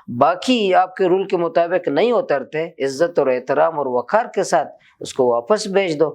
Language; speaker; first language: Urdu; non-native, local second language; Baluchi